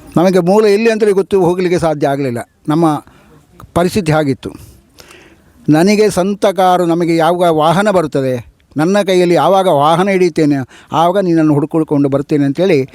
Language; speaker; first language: Kannada; non-native, local second language; Tulu